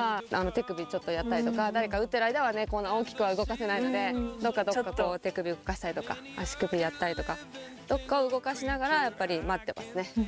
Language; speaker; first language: Japanese; native; Japanese